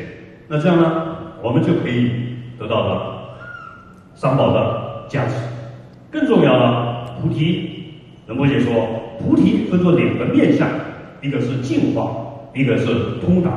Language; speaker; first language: Chinese; native; Chinese